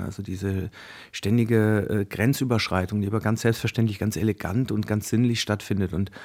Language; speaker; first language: German; native; German